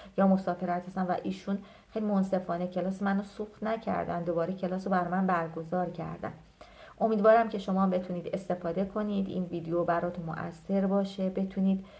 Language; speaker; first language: Persian; native; Persian